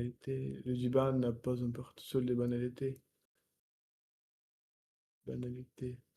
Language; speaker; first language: French; non-native, learner; Russian